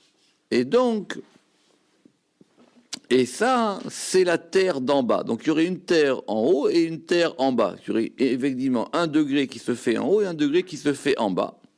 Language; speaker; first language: French; native; French